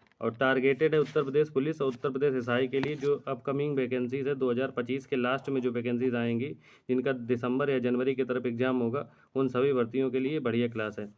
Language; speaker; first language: Hindi; native; Hindi